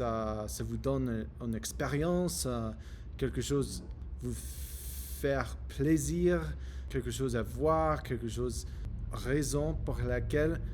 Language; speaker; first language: French; non-native, learner; English